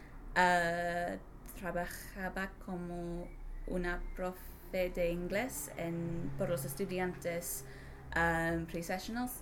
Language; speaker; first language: Spanish; non-native, learner; English